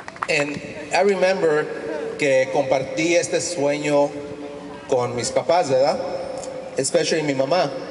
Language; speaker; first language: Spanish; early bilingual, heritage; Spanish